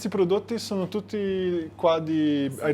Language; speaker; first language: Italian; non-native, learner; Portuguese